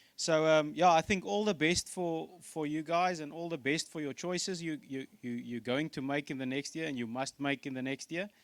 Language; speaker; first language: English; non-native, local second language; Afrikaans